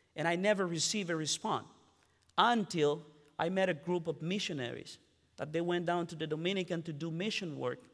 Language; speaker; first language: English; non-native, fluent; Spanish